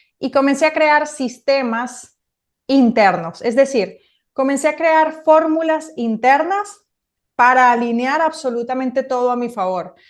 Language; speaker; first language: Spanish; native; Spanish